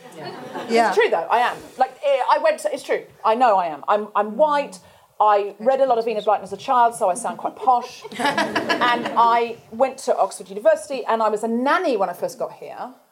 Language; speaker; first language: English; native; English